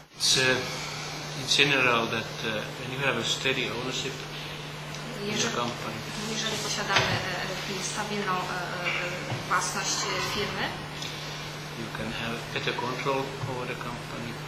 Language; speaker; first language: English; non-native, learner; Polish